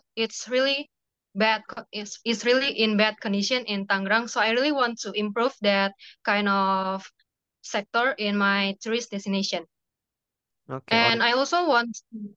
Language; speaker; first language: English; non-native, fluent; Indonesian